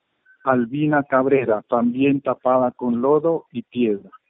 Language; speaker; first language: Spanish; native; Spanish